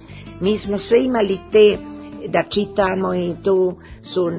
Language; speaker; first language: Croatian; early bilingual, heritage; Serbian